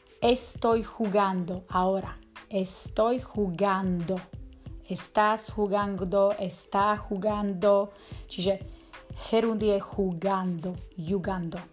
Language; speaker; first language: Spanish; non-native, fluent; Slovak